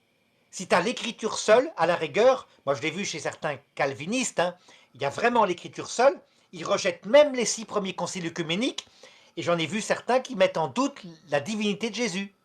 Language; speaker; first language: French; native; French